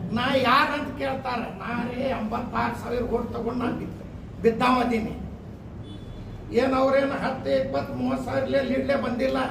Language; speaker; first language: Kannada; non-native, local second language; Urdu